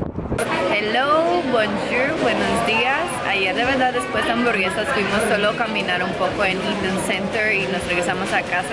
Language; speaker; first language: Spanish; non-native, fluent; Croatian